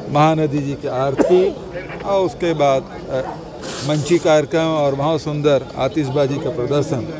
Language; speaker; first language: Hindi; native; Hindi